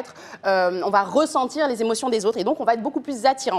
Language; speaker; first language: French; native; French